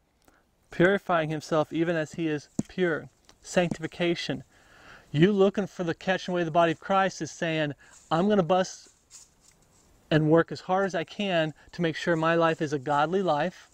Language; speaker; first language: English; native; English